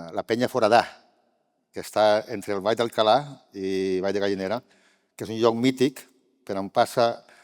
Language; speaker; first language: Catalan; native; Catalan